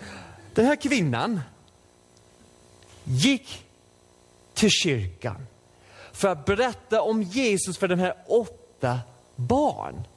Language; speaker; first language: Swedish; non-native, fluent; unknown